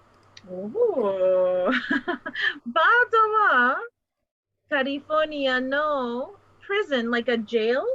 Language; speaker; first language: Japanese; non-native, fluent; English